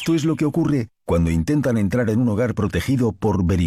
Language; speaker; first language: Spanish; native; Spanish